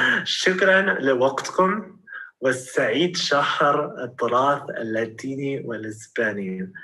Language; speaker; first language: Arabic; non-native, learner; English